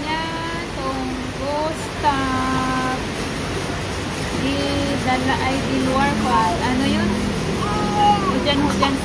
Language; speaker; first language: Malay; non-native, learner; Filipino